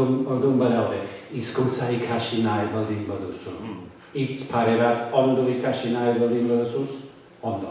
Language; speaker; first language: Basque; non-native, fluent; English